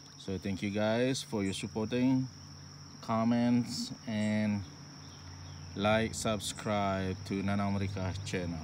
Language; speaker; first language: English; non-native, learner; Indonesian